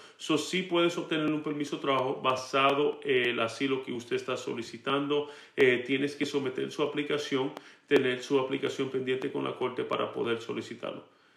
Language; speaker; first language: Spanish; early bilingual, heritage; Spanish